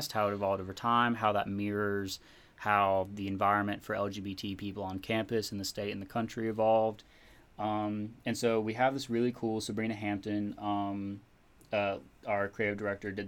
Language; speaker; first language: English; native; English